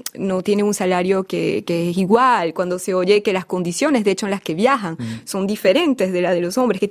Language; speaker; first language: Spanish; native; Spanish